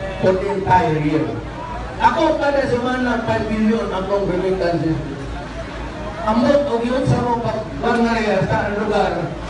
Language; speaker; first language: Cebuano; native; Cebuano